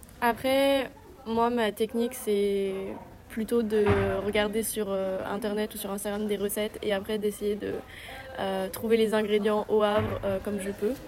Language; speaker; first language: French; non-native, fluent; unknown